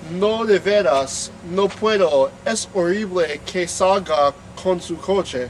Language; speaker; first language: Spanish; non-native, learner; English